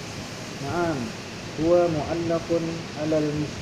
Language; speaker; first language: Arabic; non-native, learner; Indonesian